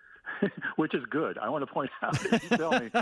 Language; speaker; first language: English; native; English